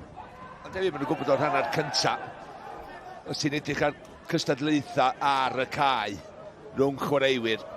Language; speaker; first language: Welsh; native; Welsh